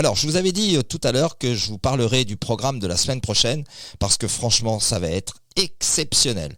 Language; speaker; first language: French; native; French